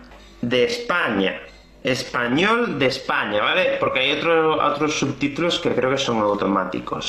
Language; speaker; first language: Spanish; native; Spanish